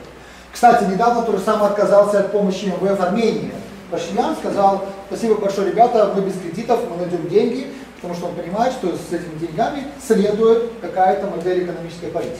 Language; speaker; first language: Russian; native; Russian